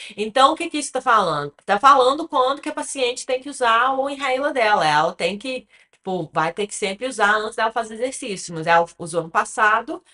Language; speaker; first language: Portuguese; early bilingual, other home language; English